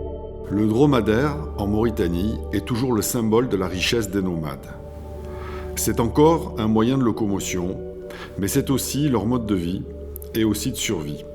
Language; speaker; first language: French; native; French